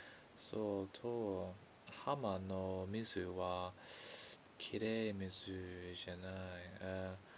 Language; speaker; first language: Japanese; non-native, learner; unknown